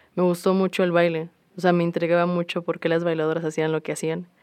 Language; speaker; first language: Spanish; native; Spanish